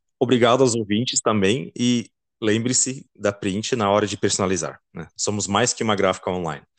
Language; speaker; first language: Portuguese; non-native, fluent; Dutch